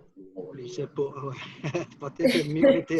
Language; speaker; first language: French; non-native, fluent; Portuguese